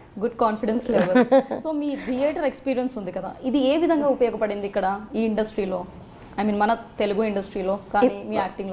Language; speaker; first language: Telugu; native; Telugu